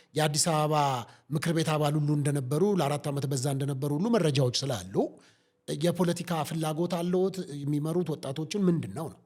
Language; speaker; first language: Amharic; native; Amharic